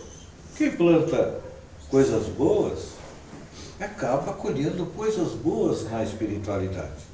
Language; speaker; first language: Portuguese; native; Portuguese